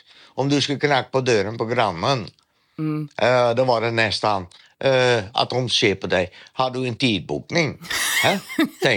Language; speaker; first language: Swedish; non-native, learner; Dutch